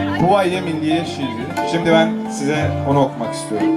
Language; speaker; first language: Turkish; native; Turkish